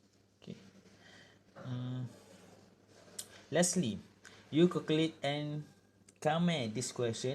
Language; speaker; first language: English; non-native, local second language; Malay